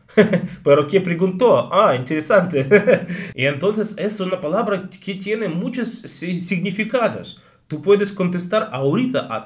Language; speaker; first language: Spanish; non-native, fluent; Russian